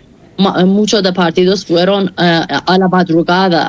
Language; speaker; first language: Spanish; non-native, fluent; Persian